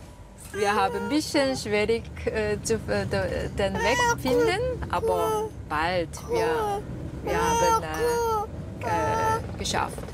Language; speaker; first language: German; non-native, learner; Korean